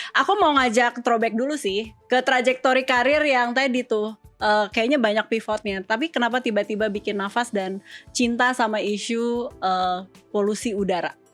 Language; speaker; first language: Indonesian; native; Indonesian